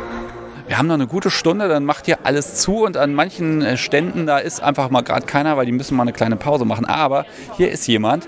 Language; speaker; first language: German; native; German